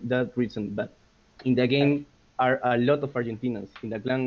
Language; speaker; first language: English; non-native, learner; Spanish